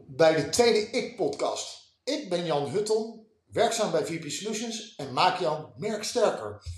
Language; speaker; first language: Dutch; native; Dutch